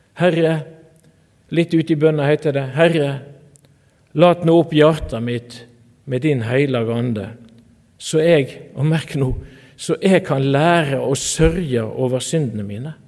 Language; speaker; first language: Norwegian; native; Norwegian